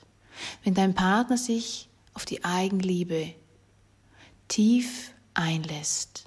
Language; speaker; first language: German; native; German